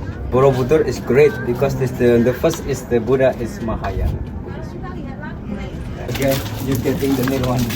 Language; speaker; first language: English; non-native, learner; Indonesian